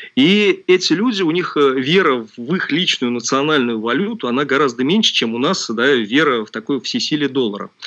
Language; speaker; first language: Russian; native; Russian